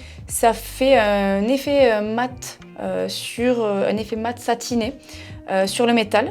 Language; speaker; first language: French; native; French